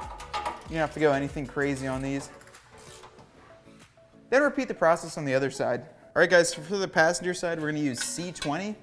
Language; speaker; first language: English; native; English